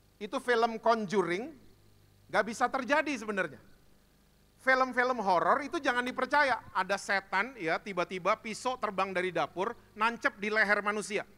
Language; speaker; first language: Indonesian; native; Indonesian